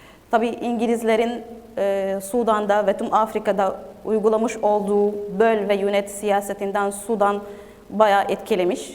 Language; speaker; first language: Turkish; non-native, fluent; Arabic